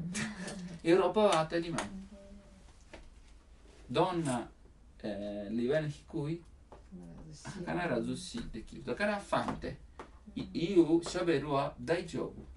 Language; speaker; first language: Japanese; non-native, learner; Italian